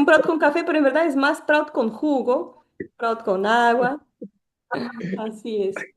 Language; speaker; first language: Spanish; non-native, fluent; Portuguese